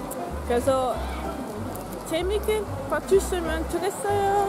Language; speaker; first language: Korean; non-native, learner; Dutch